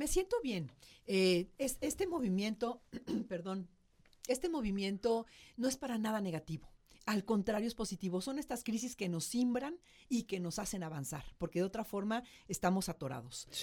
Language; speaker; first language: Spanish; native; Spanish